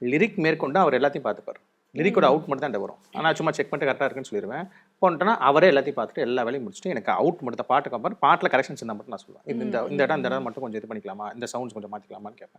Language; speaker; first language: Tamil; native; Tamil